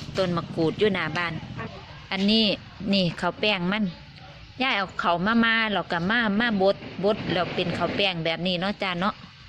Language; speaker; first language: Thai; native; Thai